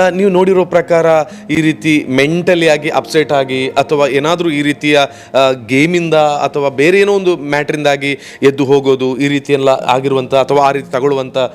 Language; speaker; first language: Kannada; native; Kannada